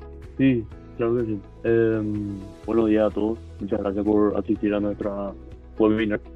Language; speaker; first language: Spanish; native; Spanish